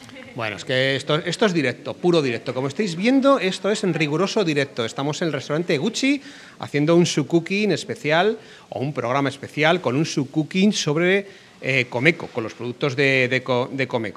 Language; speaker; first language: Spanish; native; Spanish